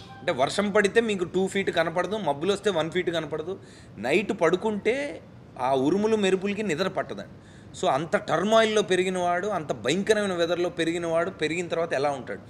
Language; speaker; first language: Telugu; native; Telugu